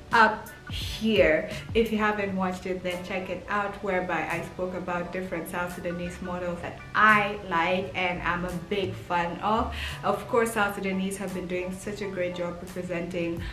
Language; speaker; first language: English; early bilingual, heritage; English